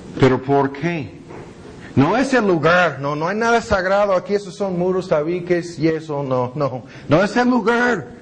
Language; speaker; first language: Spanish; non-native, fluent; English